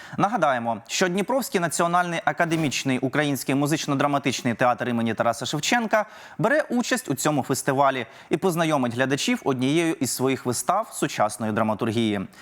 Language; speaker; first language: Ukrainian; native; Ukrainian